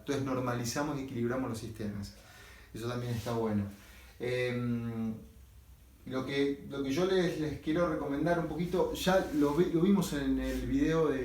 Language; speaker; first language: Spanish; native; Spanish